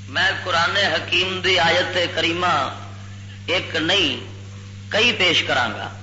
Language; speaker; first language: Urdu; non-native, local second language; Punjabi